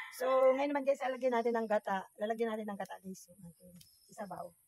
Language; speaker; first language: Filipino; native; Filipino